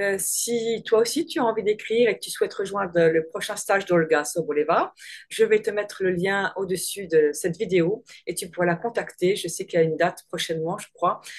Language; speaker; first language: French; native; French